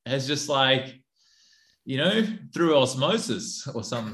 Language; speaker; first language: English; native; English